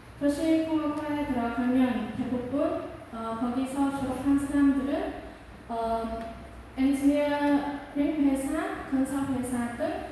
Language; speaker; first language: Korean; non-native, local second language; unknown